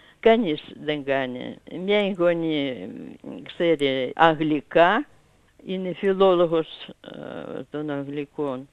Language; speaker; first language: Greek; non-native, fluent; Russian